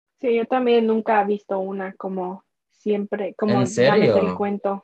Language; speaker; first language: Spanish; early bilingual, heritage; Spanish